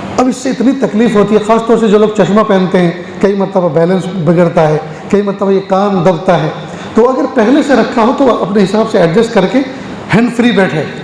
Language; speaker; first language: Urdu; native; Urdu